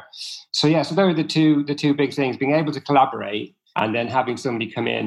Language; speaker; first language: English; native; English